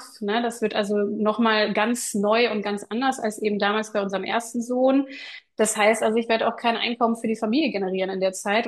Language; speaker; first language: German; native; German